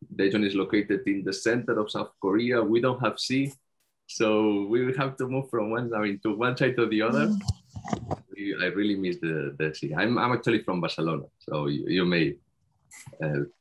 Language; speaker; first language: English; non-native, fluent; Spanish